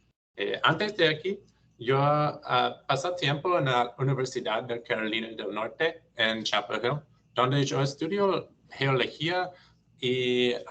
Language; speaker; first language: Spanish; non-native, learner; English